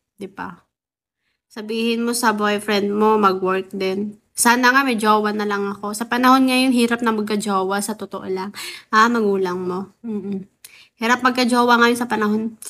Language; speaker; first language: Filipino; non-native, local second language; Waray